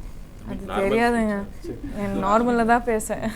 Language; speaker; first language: Tamil; non-native, learner; Kodava